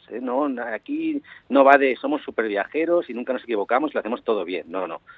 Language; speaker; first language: Spanish; native; Spanish